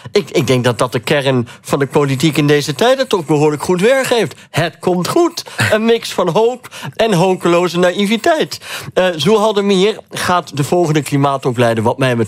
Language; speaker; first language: Dutch; native; Dutch